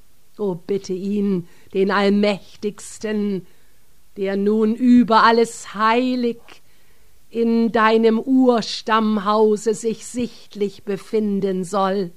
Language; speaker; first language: German; native; German